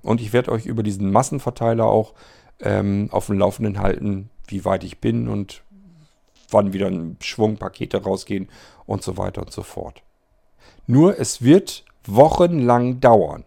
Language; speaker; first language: German; native; German